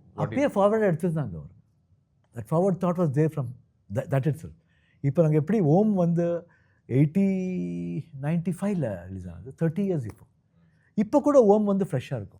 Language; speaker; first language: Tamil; non-native, local second language; Kannada